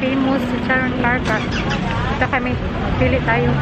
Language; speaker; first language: Filipino; non-native, local second language; Cebuano